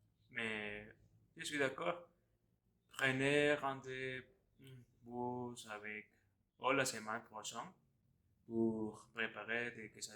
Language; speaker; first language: French; non-native, learner; Spanish